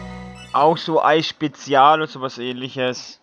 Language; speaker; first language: German; native; German